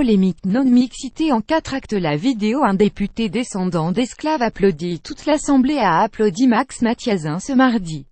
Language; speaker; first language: French; native; French